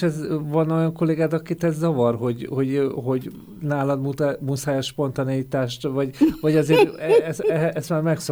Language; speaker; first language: Hungarian; native; Hungarian